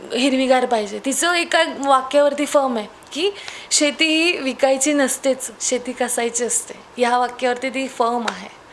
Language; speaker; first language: Marathi; native; Marathi